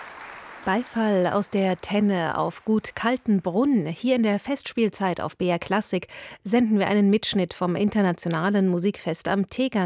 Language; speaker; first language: German; native; German